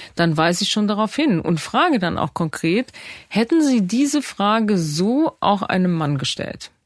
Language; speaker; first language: German; native; German